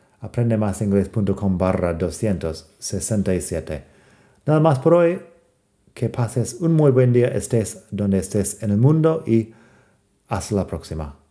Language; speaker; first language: Spanish; non-native, fluent; English